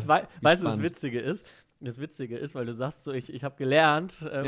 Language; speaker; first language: German; native; German